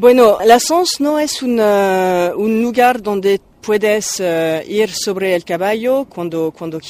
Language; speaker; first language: Spanish; non-native, fluent; French